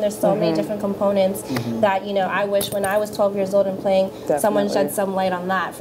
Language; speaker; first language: English; early bilingual, other home language; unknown